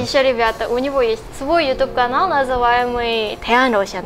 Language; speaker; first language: Russian; non-native, learner; Korean